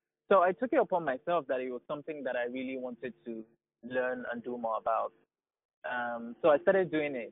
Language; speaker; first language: English; non-native, local second language; Igbo